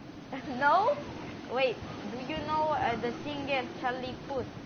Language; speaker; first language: English; non-native, learner; Greek